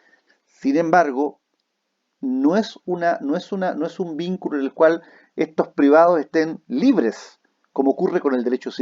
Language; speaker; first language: Spanish; native; Spanish